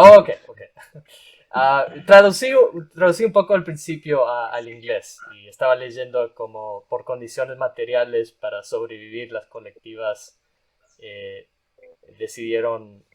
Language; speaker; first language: Spanish; non-native, fluent; English